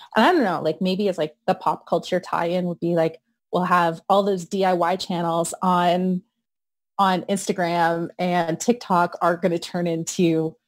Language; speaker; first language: English; native; English